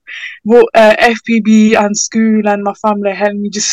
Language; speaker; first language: English; native; English